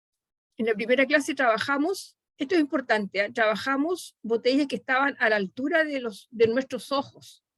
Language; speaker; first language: Spanish; native; Spanish